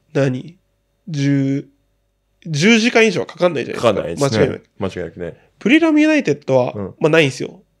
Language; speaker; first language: Japanese; native; Japanese